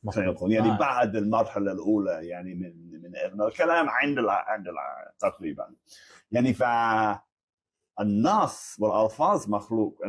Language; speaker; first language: Arabic; non-native, fluent; English